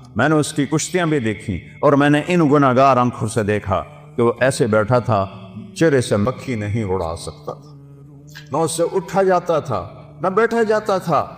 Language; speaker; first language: Urdu; non-native, local second language; Saraiki